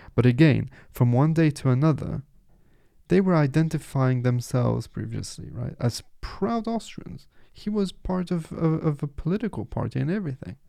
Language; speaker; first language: English; non-native, fluent; French